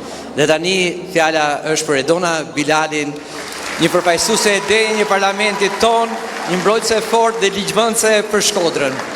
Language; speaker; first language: Albanian; native; Albanian